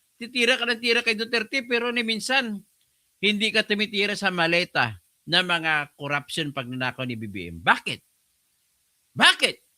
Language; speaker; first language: Filipino; non-native, local second language; Hiligaynon